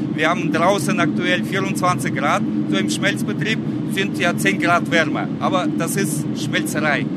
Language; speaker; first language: German; non-native, fluent; Russian